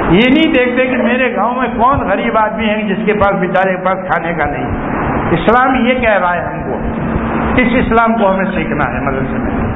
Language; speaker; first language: Urdu; non-native, local second language; Gujarati